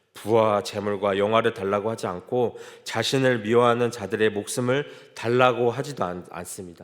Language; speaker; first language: Korean; native; Korean